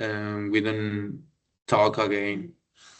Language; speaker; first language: English; non-native, learner; Spanish